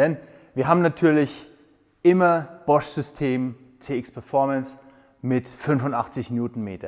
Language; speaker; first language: German; native; German